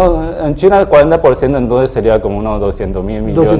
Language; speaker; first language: Spanish; non-native, fluent; Chinese